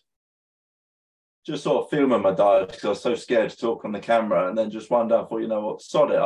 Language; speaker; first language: English; native; English